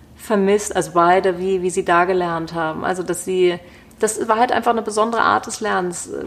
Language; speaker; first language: German; native; German